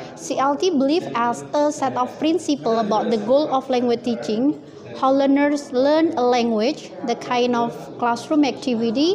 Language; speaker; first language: English; non-native, fluent; Indonesian